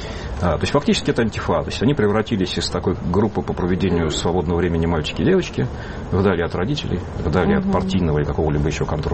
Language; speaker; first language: Russian; native; Russian